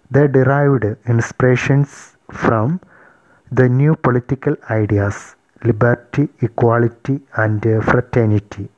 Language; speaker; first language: English; non-native, local second language; Malayalam